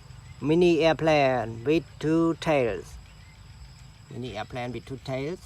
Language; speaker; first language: English; non-native, local second language; Indonesian